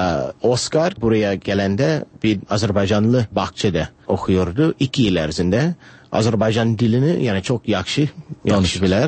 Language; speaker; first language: Turkish; non-native, fluent; English